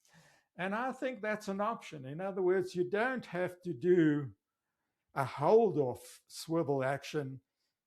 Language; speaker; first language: English; native; English